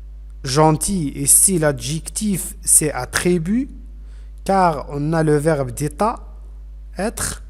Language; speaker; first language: French; non-native, fluent; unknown